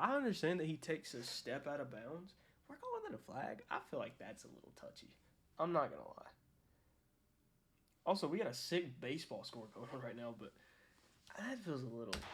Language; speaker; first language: English; native; English